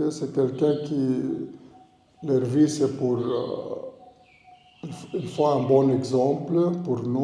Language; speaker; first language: French; non-native, learner; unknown